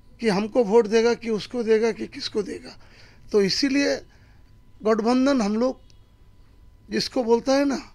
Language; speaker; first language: Hindi; non-native, local second language; Bangla